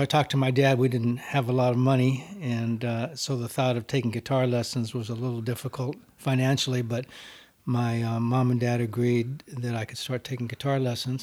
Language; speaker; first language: English; native; English